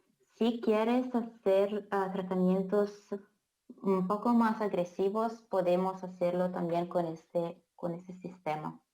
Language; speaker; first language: Spanish; non-native, fluent; Italian